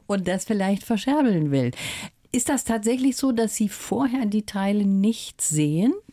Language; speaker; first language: German; native; German